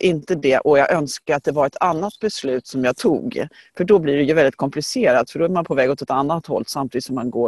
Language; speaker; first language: Swedish; native; Swedish